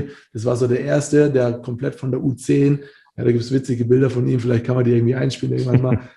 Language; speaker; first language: German; native; German